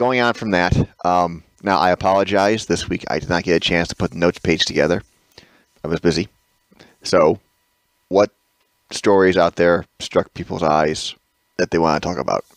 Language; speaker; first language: English; native; English